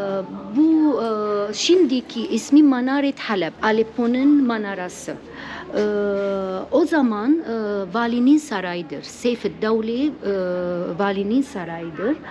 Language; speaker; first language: Turkish; non-native, fluent; Arabic